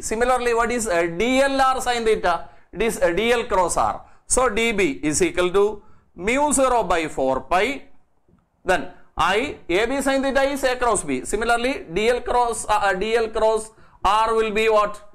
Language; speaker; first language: English; non-native, local second language; Malayalam